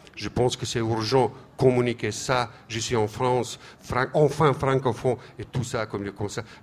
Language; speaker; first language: French; non-native, fluent; Serbian